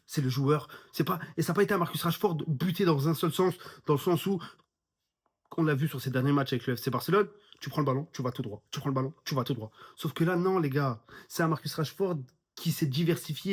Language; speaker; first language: French; native; French